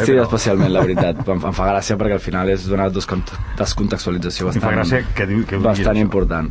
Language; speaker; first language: Catalan; native; Catalan